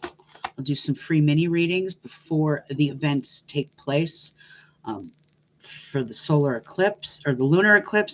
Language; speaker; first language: English; native; English